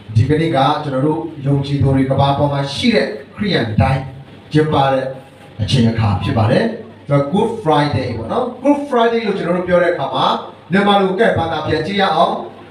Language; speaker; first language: Burmese; non-native, local second language; Hakha Chin